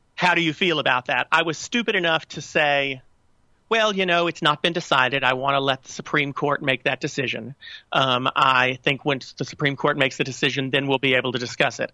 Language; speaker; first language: English; native; English